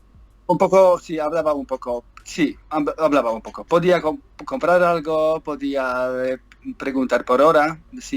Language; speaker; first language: Spanish; non-native, learner; Polish